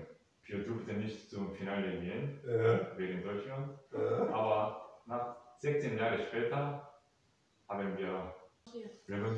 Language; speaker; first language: German; non-native, learner; Korean